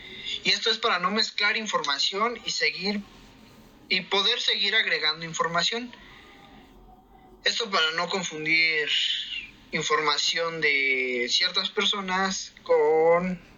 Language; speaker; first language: Spanish; native; Spanish